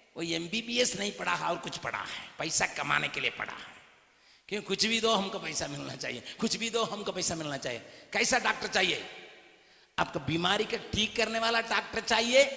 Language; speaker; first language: Hindi; non-native, local second language; Tamil